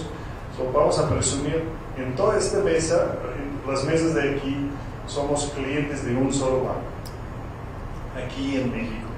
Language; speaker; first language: Spanish; non-native, fluent; English